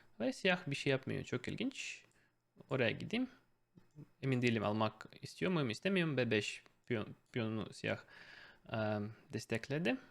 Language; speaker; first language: Turkish; non-native, fluent; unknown